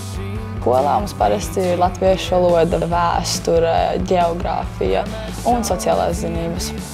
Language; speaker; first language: Latvian; early bilingual, heritage; Latvian